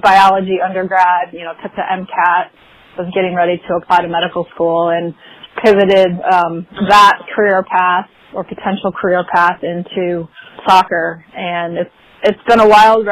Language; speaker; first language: English; native; English